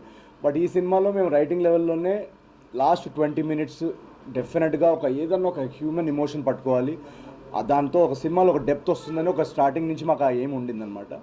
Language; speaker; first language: Telugu; native; Telugu